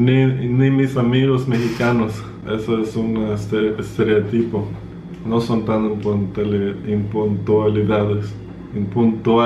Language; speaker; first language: Spanish; non-native, fluent; Russian